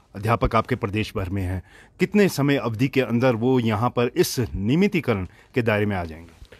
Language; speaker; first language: Hindi; native; Hindi